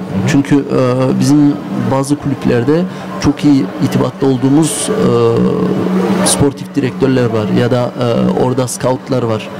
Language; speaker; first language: Turkish; early bilingual, heritage; Turkish